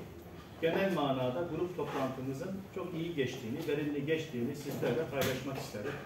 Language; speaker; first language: Turkish; native; Turkish